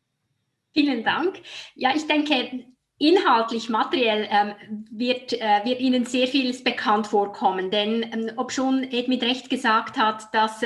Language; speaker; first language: German; native; German